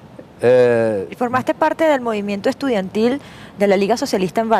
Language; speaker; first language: Spanish; native; Spanish